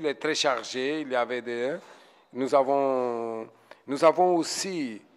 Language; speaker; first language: French; non-native, fluent; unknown